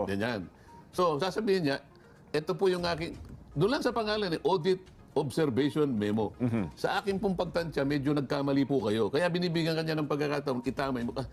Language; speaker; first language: Filipino; non-native, local second language; Pampanga